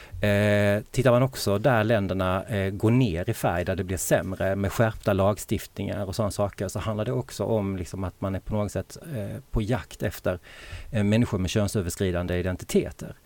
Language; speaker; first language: Swedish; native; Swedish